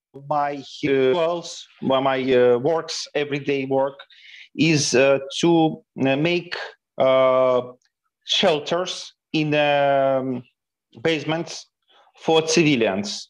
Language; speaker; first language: English; non-native, fluent; Ukrainian